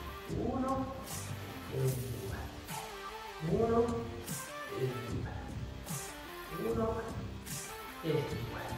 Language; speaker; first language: Italian; native; Italian